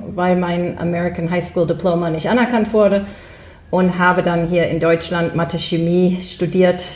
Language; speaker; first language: German; early bilingual, heritage; German